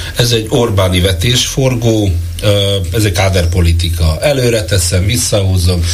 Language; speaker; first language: Hungarian; native; Hungarian